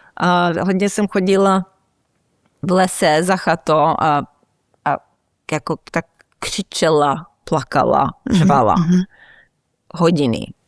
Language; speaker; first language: Czech; early bilingual, heritage; Czech